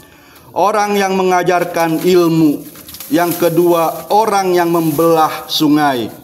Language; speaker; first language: Indonesian; native; Indonesian